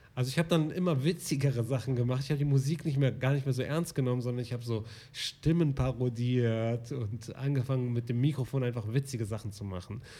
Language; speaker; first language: German; early bilingual, other home language; Arabic